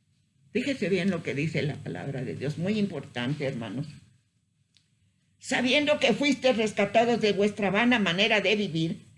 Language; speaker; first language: Spanish; native; Spanish